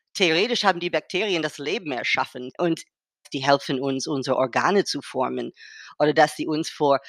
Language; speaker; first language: German; non-native, fluent; English